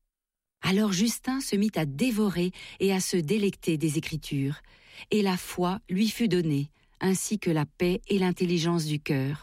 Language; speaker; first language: French; native; French